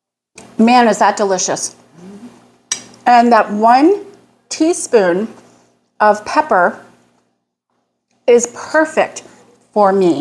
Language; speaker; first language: English; native; English